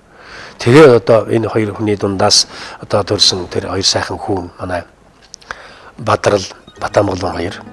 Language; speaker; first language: Mongolian; native; Mongolian